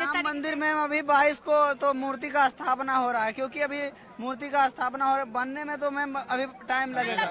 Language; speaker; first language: Hindi; native; Hindi